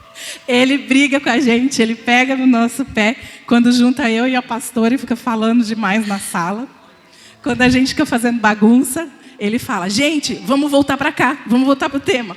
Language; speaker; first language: Portuguese; native; Portuguese